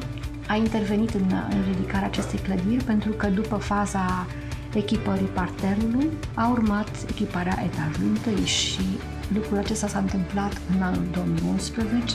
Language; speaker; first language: Romanian; native; Romanian